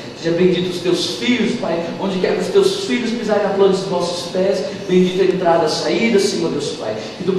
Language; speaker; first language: Portuguese; native; Portuguese